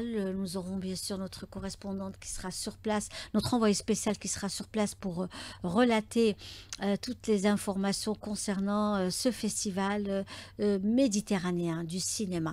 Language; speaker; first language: French; native; French